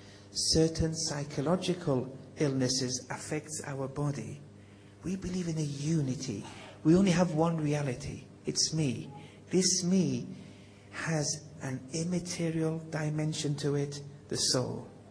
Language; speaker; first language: English; native; English